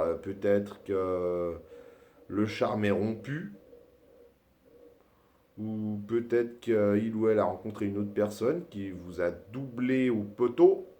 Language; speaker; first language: French; native; French